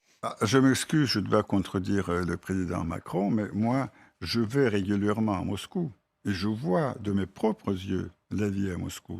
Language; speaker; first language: French; non-native, fluent; Russian